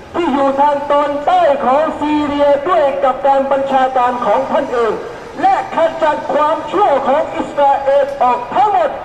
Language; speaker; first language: Thai; native; Thai